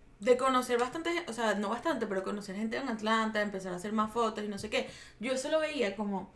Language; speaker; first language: Spanish; native; Spanish